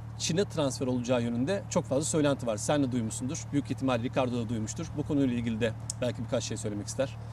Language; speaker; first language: Turkish; native; Turkish